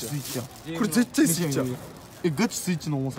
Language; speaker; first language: Japanese; native; Japanese